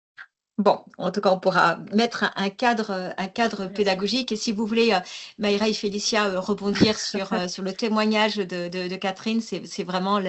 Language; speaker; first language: French; native; French